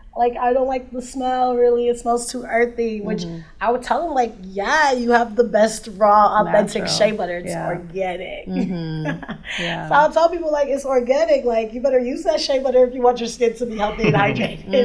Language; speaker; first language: English; native; English